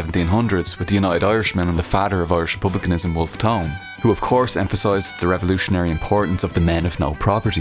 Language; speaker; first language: English; native; English